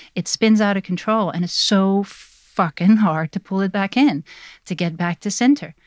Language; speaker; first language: English; non-native, fluent; Dutch